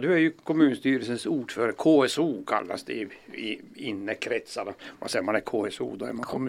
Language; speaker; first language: Swedish; native; Swedish